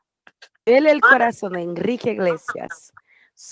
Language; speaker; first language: Spanish; non-native, fluent; Portuguese